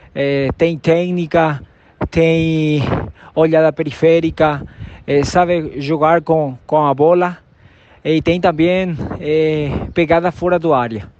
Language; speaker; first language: Portuguese; non-native, learner; Spanish